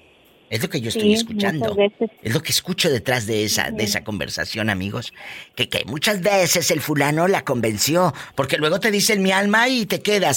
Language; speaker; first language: Spanish; native; Spanish